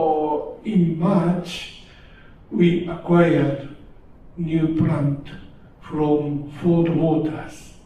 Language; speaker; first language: English; non-native, learner; Japanese